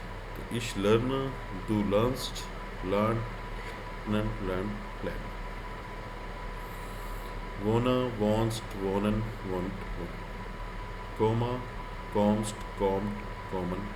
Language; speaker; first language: German; non-native, fluent; Hindi